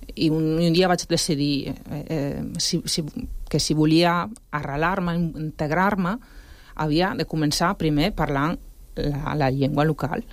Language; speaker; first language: Catalan; non-native, fluent; Italian